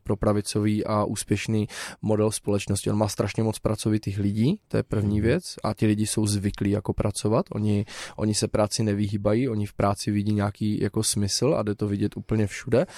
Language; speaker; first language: Czech; native; Czech